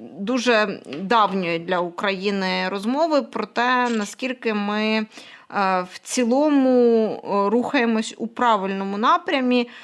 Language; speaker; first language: Ukrainian; native; Ukrainian